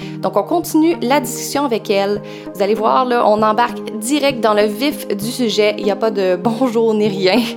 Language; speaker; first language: French; native; French